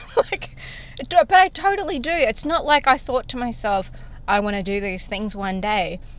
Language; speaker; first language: English; native; English